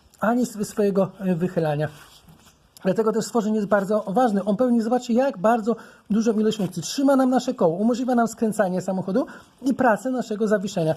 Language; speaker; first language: Polish; native; Polish